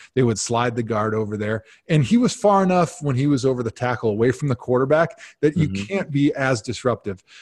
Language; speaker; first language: English; native; English